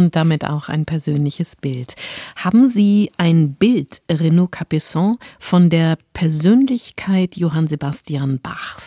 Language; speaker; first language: German; native; German